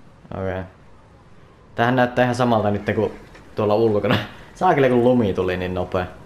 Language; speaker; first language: Finnish; native; Finnish